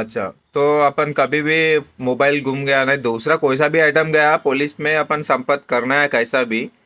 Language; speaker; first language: Hindi; non-native, local second language; Telugu